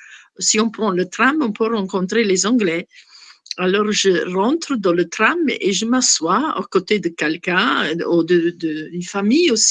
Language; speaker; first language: French; non-native, fluent; Italian